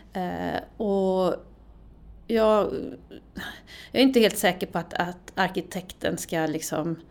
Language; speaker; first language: Swedish; native; Swedish